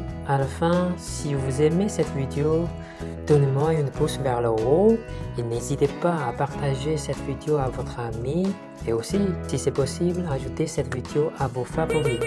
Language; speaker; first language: French; non-native, fluent; Chinese